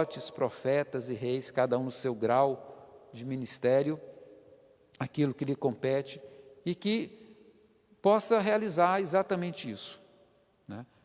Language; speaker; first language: Portuguese; native; Portuguese